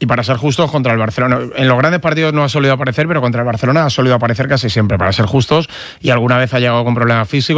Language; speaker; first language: Spanish; native; Spanish